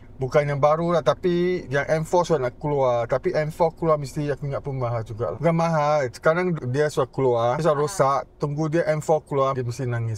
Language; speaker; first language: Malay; non-native, local second language; Chinese